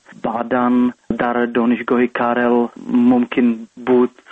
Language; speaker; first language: Persian; non-native, learner; Czech